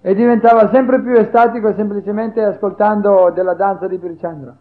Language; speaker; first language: Italian; native; Italian